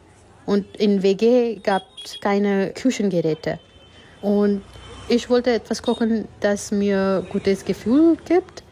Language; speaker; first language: German; non-native, fluent; Gujarati